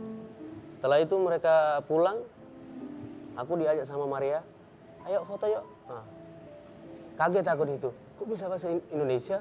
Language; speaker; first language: Indonesian; native; Indonesian